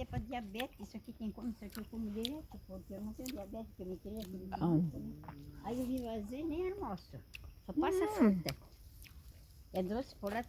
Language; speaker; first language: Portuguese; native; Portuguese